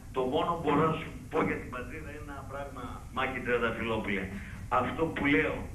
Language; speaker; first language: Greek; native; Greek